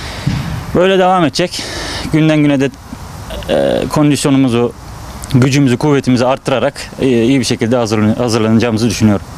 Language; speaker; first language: Turkish; native; Turkish